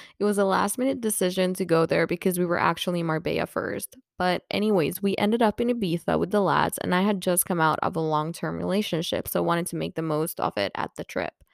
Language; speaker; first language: English; non-native, fluent; Swedish